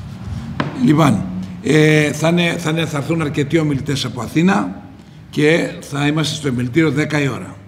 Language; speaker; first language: Greek; native; Greek